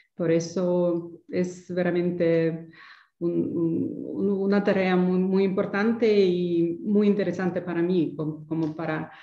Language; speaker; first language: Spanish; non-native, fluent; Ukrainian